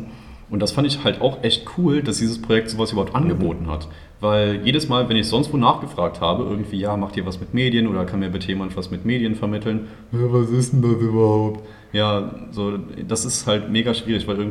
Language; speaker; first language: German; native; German